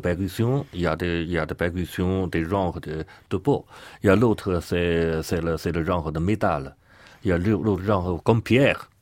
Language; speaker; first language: French; non-native, learner; Chinese